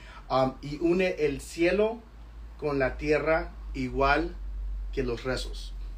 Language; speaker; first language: Spanish; early bilingual, heritage; Spanish